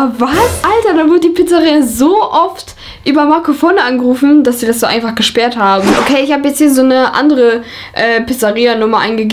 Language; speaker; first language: German; native; German